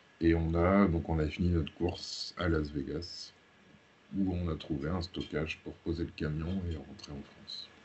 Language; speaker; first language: French; native; French